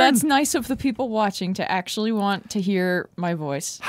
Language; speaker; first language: English; native; English